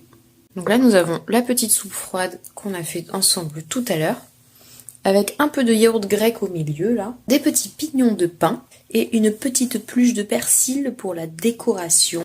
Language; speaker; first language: French; native; French